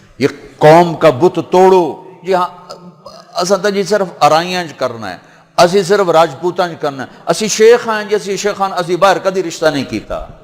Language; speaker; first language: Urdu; non-native, local second language; Punjabi